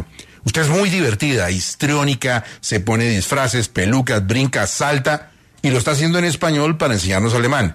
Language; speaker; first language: Spanish; native; Spanish